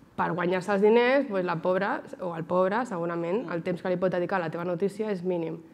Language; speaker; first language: Catalan; native; Catalan